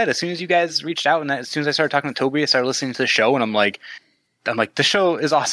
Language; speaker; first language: English; native; English